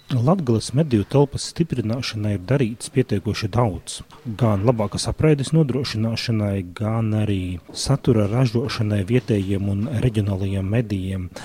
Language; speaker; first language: Latvian; native; Latvian